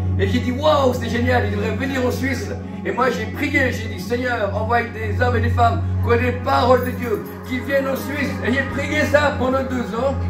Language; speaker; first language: French; early bilingual, other home language; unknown